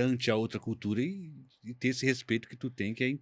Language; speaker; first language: Portuguese; native; Portuguese